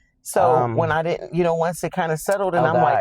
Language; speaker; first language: English; native; English